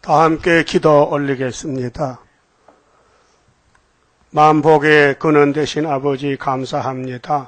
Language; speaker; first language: Korean; native; Korean